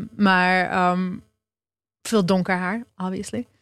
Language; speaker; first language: Dutch; early bilingual, other home language; Hebrew